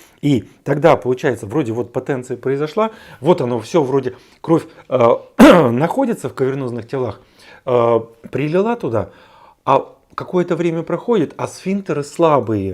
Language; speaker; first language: Russian; native; Russian